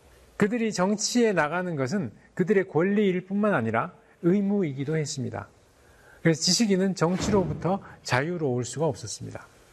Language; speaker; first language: Korean; native; Korean